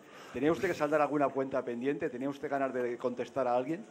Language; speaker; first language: Spanish; native; Spanish